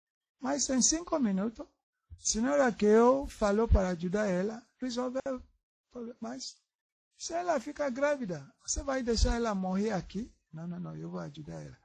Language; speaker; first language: Portuguese; non-native, learner; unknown